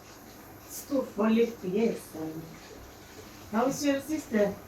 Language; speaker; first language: English; non-native, learner; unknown